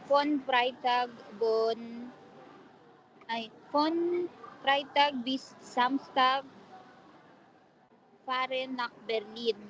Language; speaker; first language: German; non-native, learner; Filipino